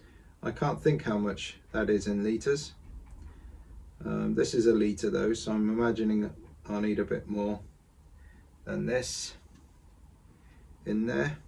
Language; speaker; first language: English; native; English